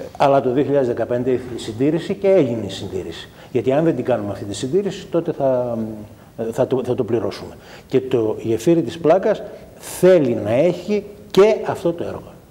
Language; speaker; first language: Greek; native; Greek